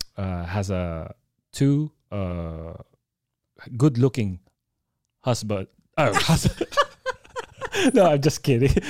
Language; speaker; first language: English; non-native, local second language; Filipino